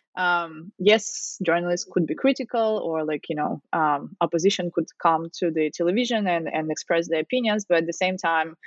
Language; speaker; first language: English; non-native, fluent; Russian